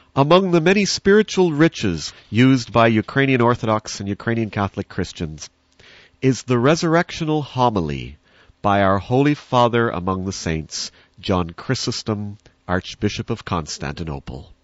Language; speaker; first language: English; native; English